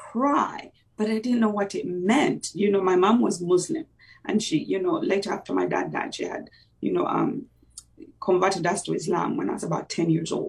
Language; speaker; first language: English; non-native, local second language; Ganda